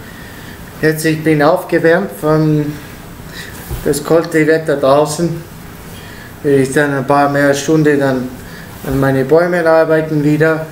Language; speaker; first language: German; non-native, learner; Italian